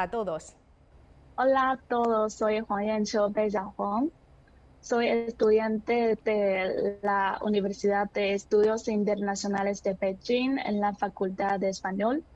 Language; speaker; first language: Spanish; non-native, fluent; Chinese